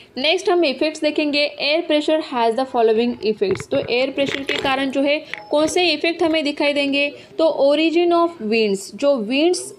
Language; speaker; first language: Hindi; non-native, local second language; Marathi